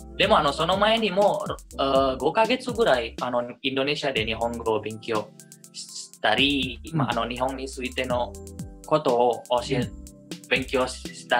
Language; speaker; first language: Japanese; non-native, fluent; Indonesian